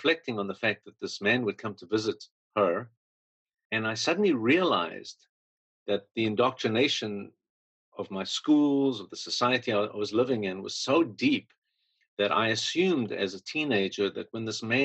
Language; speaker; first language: English; native; English